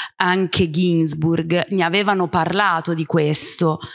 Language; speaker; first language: Italian; native; Italian